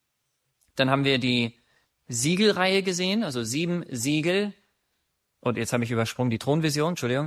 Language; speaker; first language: German; native; German